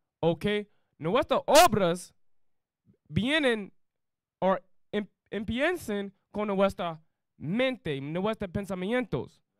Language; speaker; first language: Spanish; non-native, learner; English